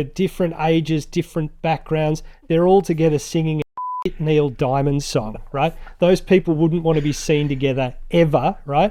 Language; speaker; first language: English; native; English